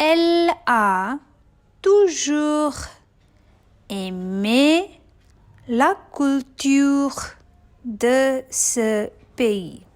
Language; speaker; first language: French; non-native, fluent; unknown